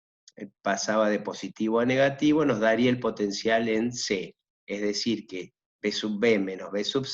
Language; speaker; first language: Spanish; native; Spanish